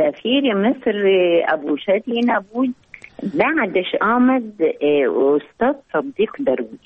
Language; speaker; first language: Persian; non-native, fluent; Arabic